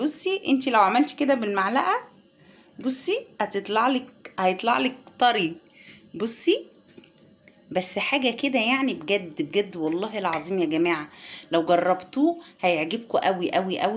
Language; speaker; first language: Arabic; native; Arabic